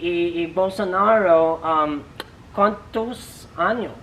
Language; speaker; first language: Portuguese; non-native, learner; English